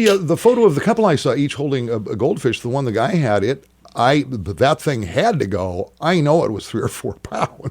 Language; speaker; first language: English; native; English